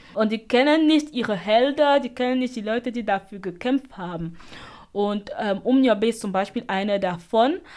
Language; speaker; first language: German; non-native, fluent; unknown